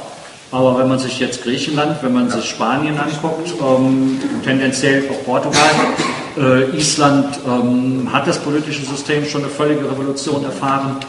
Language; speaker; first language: German; native; German